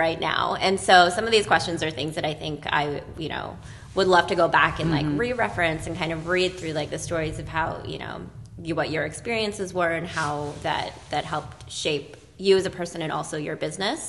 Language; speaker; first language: English; non-native, local second language; Filipino